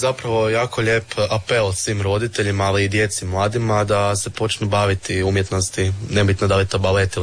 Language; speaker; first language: Serbian; native; Serbian